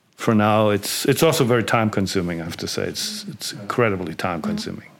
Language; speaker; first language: English; non-native, fluent; German